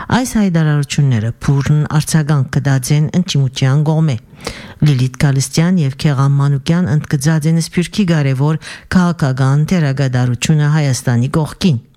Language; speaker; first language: Armenian; native; Armenian